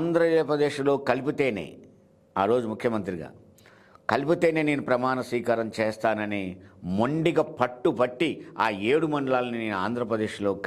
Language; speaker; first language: Telugu; native; Telugu